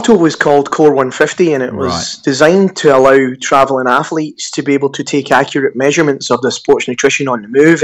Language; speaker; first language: English; native; English